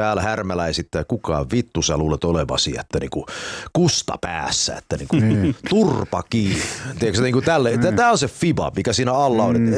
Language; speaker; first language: Finnish; early bilingual, heritage; Finnish